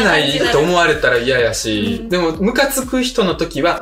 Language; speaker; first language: Japanese; early bilingual, other home language; Russian